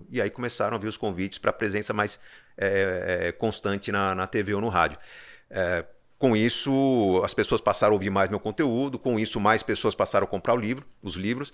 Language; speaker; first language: Portuguese; native; Portuguese